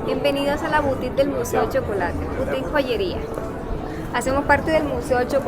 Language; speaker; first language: Spanish; native; Spanish